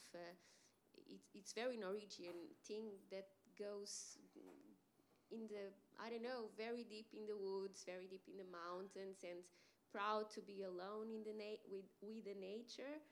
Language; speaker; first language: English; non-native, fluent; Portuguese